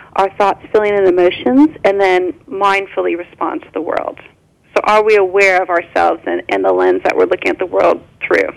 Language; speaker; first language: English; native; English